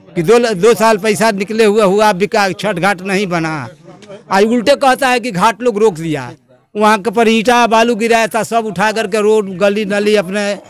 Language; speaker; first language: Hindi; native; Hindi